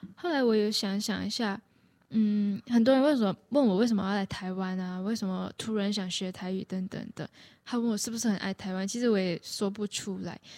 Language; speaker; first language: Chinese; native; Chinese